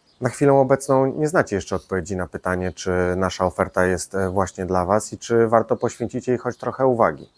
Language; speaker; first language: Polish; native; Polish